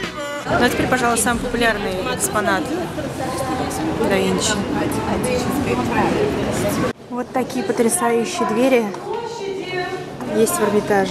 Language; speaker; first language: Russian; native; Russian